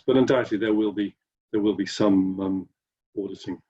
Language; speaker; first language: English; native; English